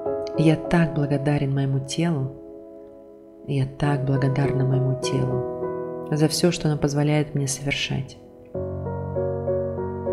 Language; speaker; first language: Russian; native; Russian